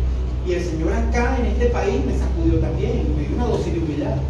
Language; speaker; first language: Spanish; native; Spanish